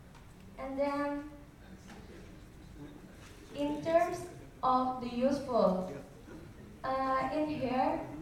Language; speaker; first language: English; non-native, learner; Indonesian